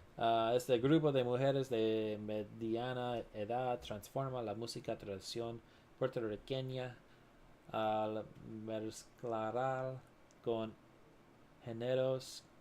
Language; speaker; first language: Spanish; non-native, learner; English